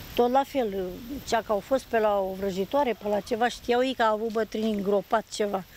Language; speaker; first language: Romanian; native; Romanian